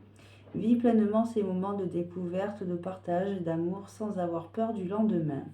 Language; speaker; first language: French; native; French